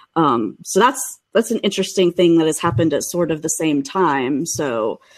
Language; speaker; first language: English; native; English